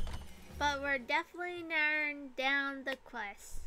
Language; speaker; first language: English; native; English